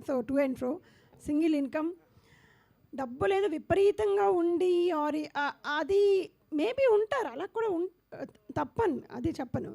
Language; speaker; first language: Telugu; native; Telugu